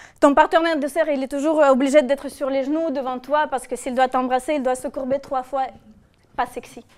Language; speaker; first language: French; non-native, fluent; Russian